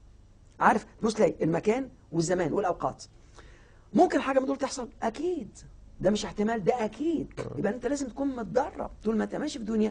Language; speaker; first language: Arabic; native; Arabic